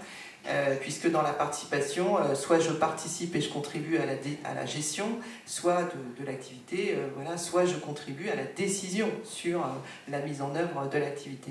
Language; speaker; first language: French; native; French